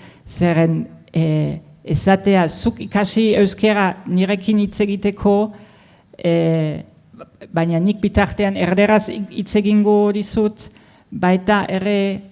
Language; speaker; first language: Basque; non-native, fluent; German